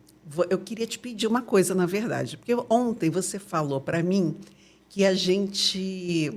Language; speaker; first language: Portuguese; native; Portuguese